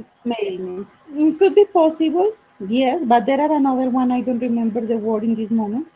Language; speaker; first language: English; non-native, fluent; Spanish